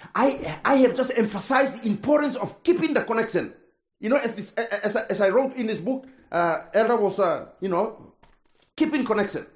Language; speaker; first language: English; non-native, fluent; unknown